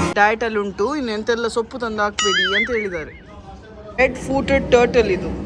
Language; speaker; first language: Kannada; native; Kannada